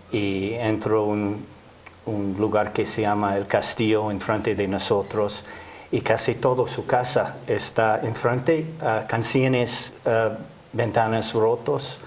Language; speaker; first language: Spanish; non-native, fluent; English